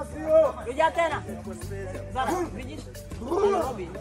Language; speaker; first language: Polish; non-native, learner; Swahili